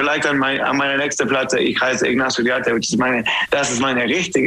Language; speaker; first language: German; non-native, learner; English